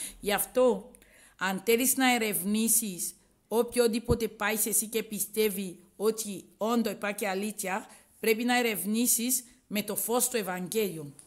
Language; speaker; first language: Greek; non-native, learner; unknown